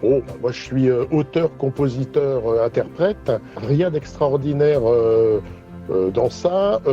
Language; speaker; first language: French; native; French